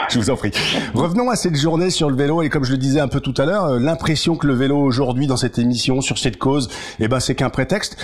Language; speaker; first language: French; native; French